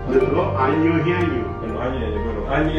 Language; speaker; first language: Spanish; native; Spanish